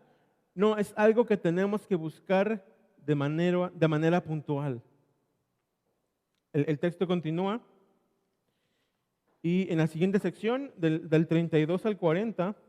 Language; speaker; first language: Spanish; native; Spanish